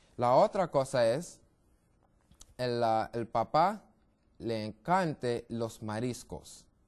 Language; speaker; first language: Spanish; non-native, learner; English